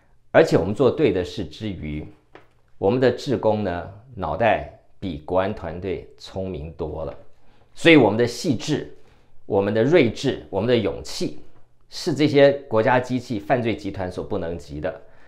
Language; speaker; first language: Chinese; native; Chinese